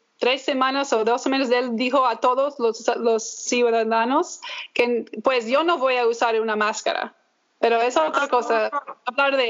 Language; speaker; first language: Spanish; early bilingual, heritage; English